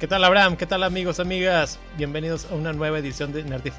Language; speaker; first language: Spanish; native; Spanish